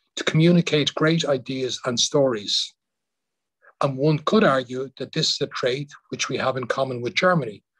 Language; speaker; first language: English; native; English